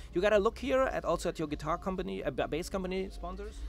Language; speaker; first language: English; non-native, fluent; German